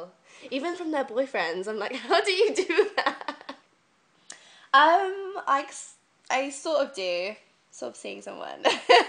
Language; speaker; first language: English; native; English